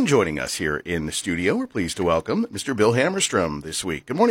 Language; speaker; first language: English; native; English